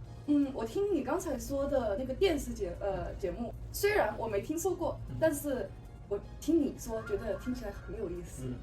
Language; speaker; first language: Chinese; non-native, learner; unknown